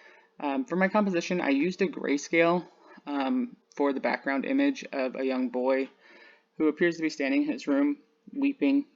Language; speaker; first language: English; native; English